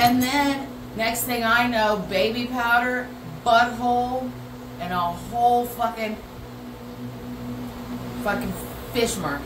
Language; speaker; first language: English; native; English